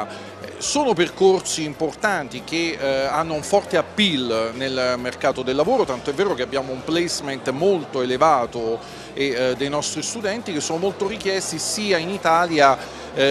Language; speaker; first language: Italian; native; Italian